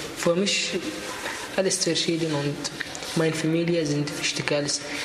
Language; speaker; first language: German; non-native, learner; Arabic